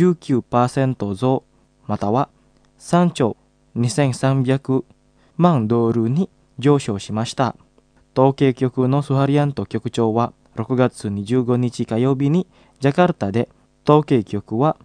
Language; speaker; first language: Japanese; non-native, fluent; Indonesian